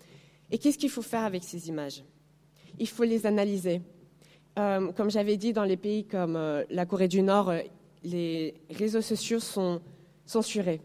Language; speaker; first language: French; non-native, fluent; Spanish